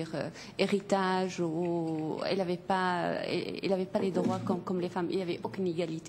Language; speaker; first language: French; non-native, fluent; Kurdish